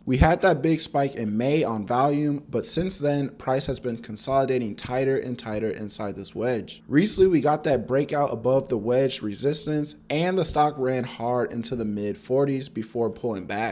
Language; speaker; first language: English; native; English